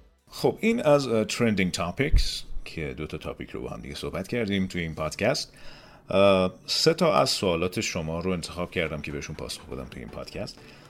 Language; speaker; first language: Persian; native; Persian